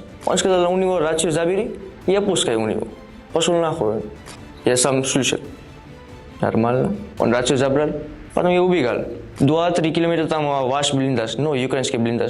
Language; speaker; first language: Russian; non-native, learner; Gujarati